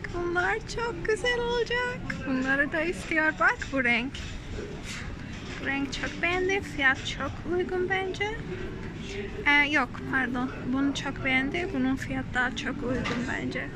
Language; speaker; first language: Turkish; non-native, learner; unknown